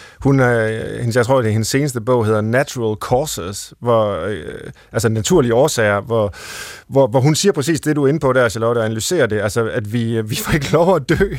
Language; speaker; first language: Danish; native; Danish